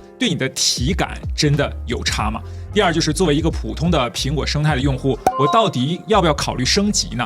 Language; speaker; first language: Chinese; native; Chinese